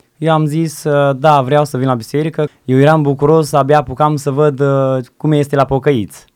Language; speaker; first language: Romanian; native; Romanian